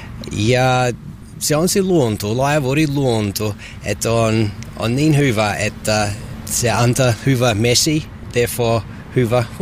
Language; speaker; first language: Finnish; non-native, learner; English